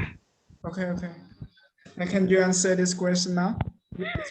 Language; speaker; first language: English; non-native, learner; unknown